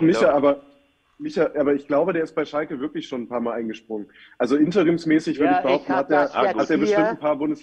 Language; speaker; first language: German; native; German